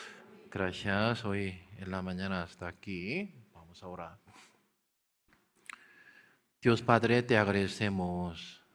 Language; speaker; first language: Spanish; non-native, learner; Korean